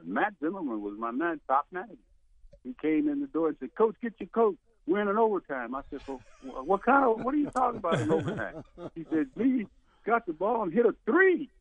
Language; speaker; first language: English; native; English